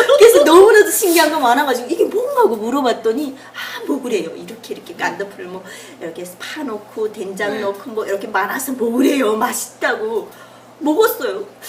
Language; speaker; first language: Korean; native; Korean